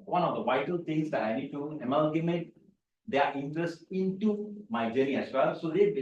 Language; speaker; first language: English; non-native, local second language; Tamil